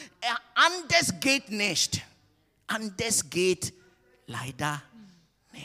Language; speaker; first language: German; non-native, fluent; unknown